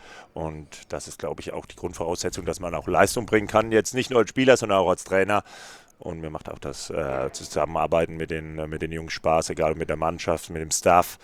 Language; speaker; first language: German; native; German